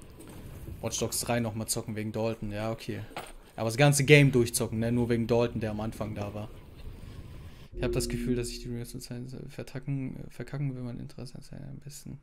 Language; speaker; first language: German; native; German